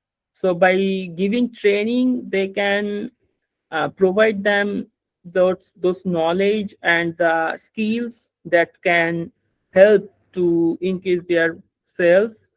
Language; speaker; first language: English; non-native, learner; Bangla